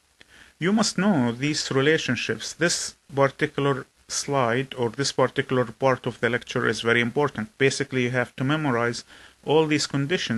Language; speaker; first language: English; non-native, fluent; Arabic